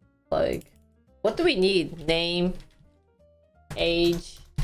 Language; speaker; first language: English; early bilingual, other home language; Korean